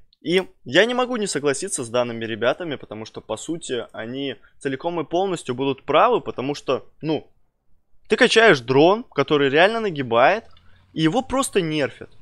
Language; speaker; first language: Russian; native; Russian